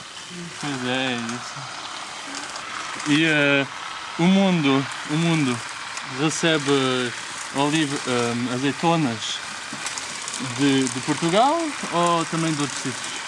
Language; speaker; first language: Portuguese; early bilingual, heritage; Portuguese